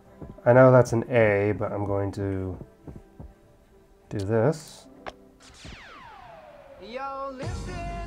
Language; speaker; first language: English; native; English